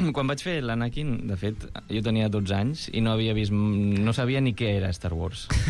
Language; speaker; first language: Catalan; non-native, local second language; Spanish